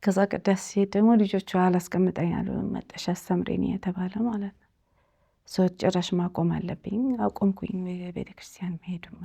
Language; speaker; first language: Amharic; early bilingual, heritage; Amharic